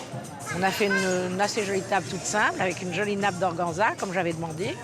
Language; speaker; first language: French; native; French